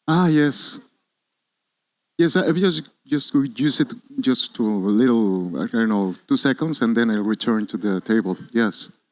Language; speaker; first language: English; non-native, learner; Spanish